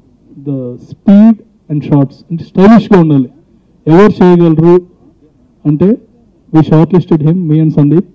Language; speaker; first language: Telugu; native; Telugu